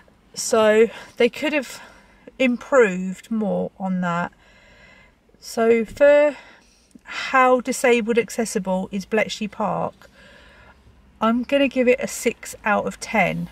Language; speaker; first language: English; native; English